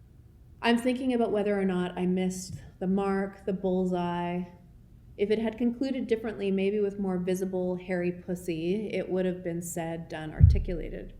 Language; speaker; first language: English; native; English